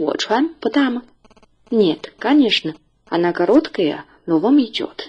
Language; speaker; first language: Russian; non-native, fluent; Chinese